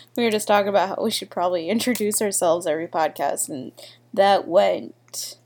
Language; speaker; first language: English; native; English